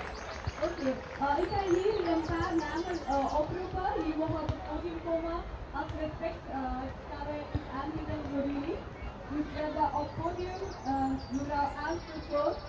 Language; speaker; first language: Dutch; non-native, learner; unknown